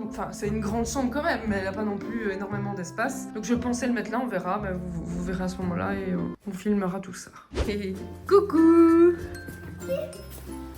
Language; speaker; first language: French; native; French